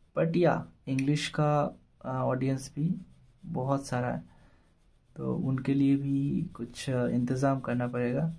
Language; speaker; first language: Hindi; non-native, local second language; Bangla